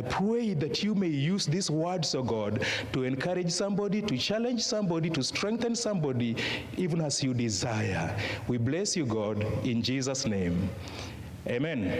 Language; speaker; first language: English; non-native, local second language; Luo (Kenya and Tanzania)